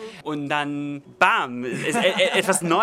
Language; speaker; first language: German; non-native, learner; English